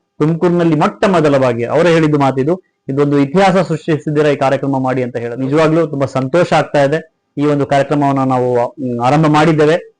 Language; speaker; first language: Kannada; non-native, local second language; Urdu